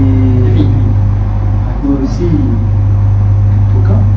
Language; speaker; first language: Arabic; non-native, learner; Malay